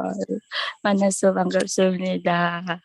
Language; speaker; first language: Korean; non-native, learner; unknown